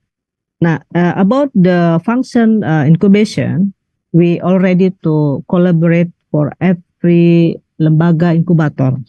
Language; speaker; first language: English; non-native, learner; Indonesian